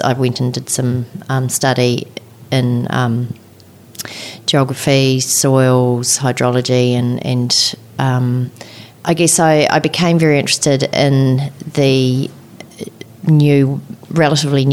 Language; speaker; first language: English; native; English